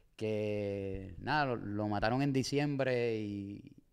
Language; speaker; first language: Spanish; native; Spanish